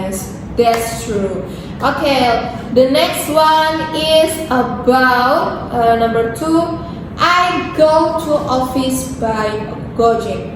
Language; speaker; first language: English; non-native, learner; Indonesian